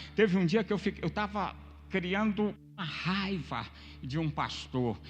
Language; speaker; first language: Portuguese; native; Portuguese